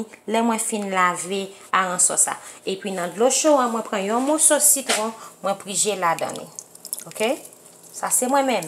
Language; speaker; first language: French; non-native, learner; Haitian Creole